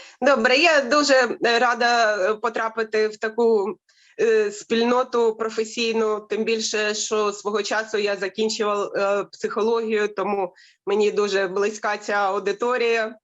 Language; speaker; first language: Ukrainian; native; Ukrainian